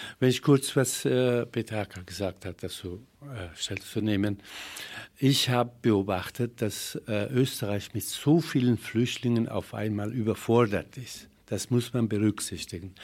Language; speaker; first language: German; non-native, fluent; Persian